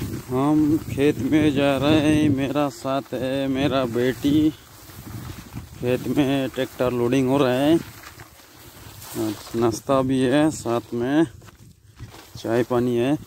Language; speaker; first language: Hindi; non-native, local second language; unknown